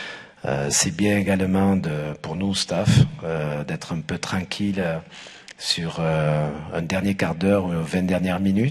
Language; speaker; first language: French; native; French